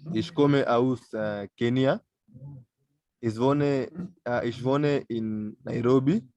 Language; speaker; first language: German; non-native, learner; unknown